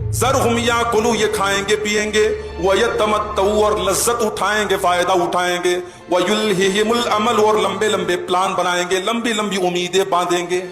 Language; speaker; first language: Urdu; native; Urdu